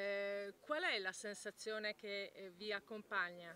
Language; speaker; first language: Italian; native; Italian